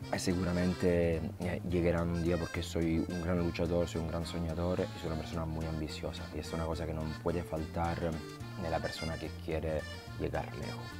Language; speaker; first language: Spanish; non-native, fluent; Italian